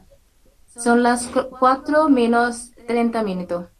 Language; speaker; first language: Spanish; non-native, learner; Hindi